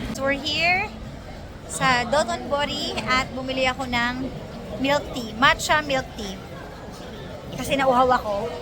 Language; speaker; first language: Filipino; native; Filipino